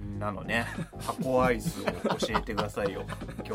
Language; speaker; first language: Japanese; native; Japanese